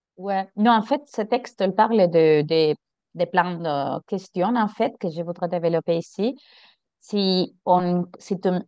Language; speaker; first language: French; non-native, fluent; Spanish